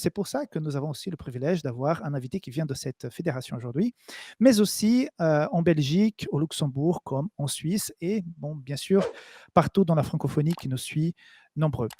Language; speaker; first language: French; native; French